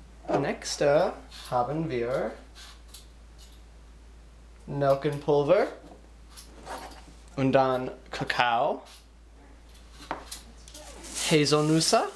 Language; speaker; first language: German; non-native, learner; English